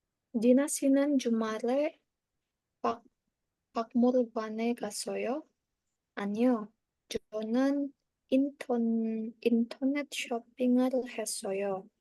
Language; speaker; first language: Korean; non-native, learner; Indonesian